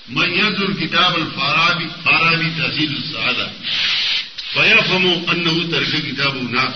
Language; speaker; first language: Urdu; non-native, local second language; Pashto